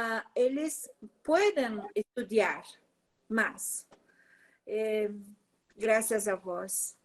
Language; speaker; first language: Spanish; non-native, fluent; Portuguese